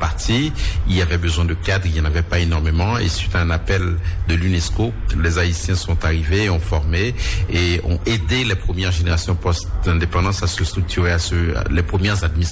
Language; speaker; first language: French; native; French